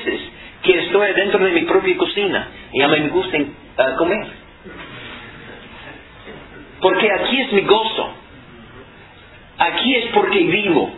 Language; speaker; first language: Spanish; non-native, fluent; English